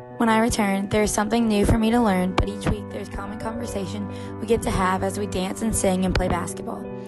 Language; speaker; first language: English; native; English